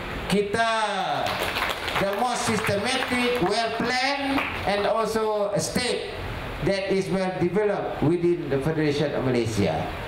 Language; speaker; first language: English; non-native, local second language; Malay